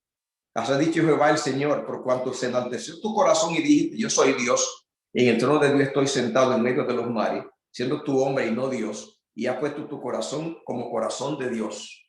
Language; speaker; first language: Spanish; native; Spanish